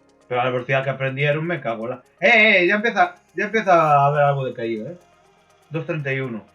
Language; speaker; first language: Spanish; native; Spanish